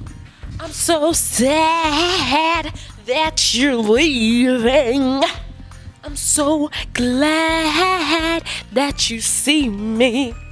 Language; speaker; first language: English; native; English